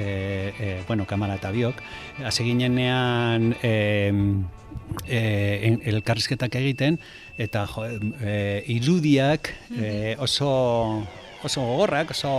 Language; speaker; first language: Basque; non-native, local second language; Spanish